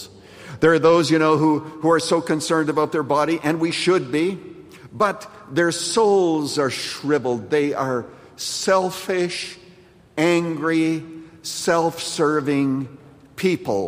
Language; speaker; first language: English; native; English